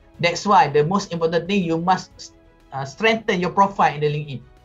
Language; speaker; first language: English; non-native, local second language; Malay